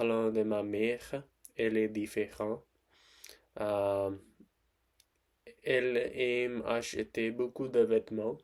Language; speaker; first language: French; non-native, learner; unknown